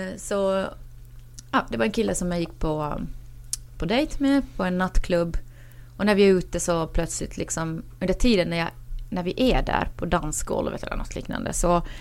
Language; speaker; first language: Swedish; native; Swedish